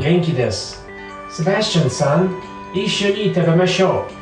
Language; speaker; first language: Japanese; non-native, learner; English